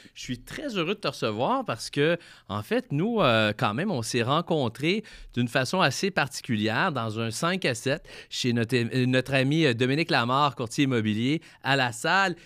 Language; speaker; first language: French; native; French